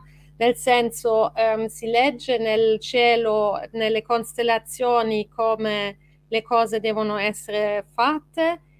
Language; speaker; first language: Italian; non-native, fluent; French